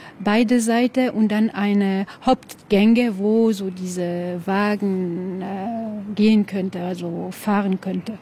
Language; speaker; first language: German; non-native, local second language; French